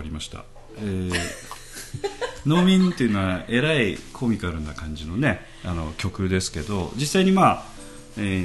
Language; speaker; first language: Japanese; native; Japanese